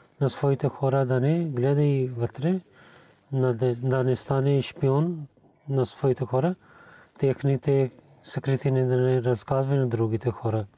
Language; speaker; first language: Bulgarian; non-native, learner; Urdu